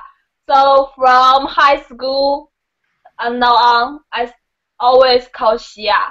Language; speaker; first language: English; non-native, learner; Chinese